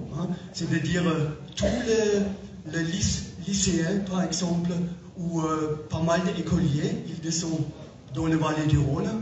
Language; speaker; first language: French; non-native, fluent; German